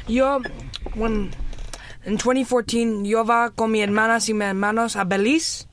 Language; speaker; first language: Spanish; early bilingual, heritage; Spanish